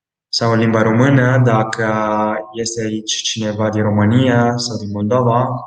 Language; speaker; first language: Romanian; non-native, fluent; Italian